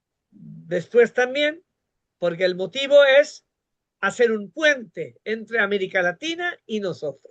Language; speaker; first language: Spanish; non-native, fluent; Bangla